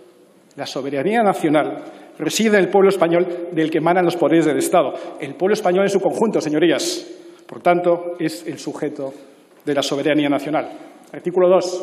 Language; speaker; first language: Spanish; native; Spanish